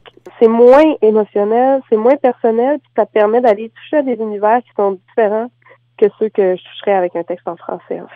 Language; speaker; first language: French; native; French